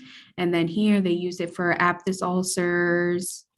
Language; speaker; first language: English; native; English